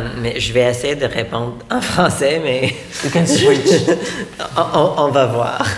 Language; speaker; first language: French; non-native, learner; English